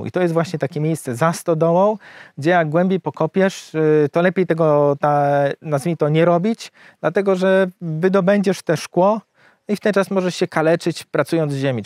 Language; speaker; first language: Polish; native; Polish